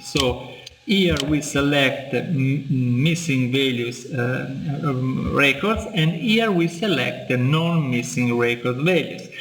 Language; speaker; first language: English; non-native, fluent; Italian